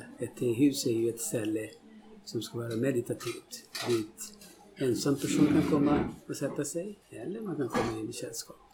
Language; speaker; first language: Swedish; non-native, fluent; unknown